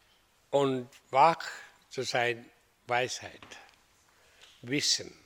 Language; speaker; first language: German; non-native, learner; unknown